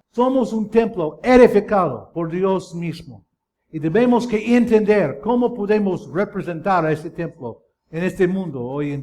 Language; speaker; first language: Spanish; non-native, fluent; English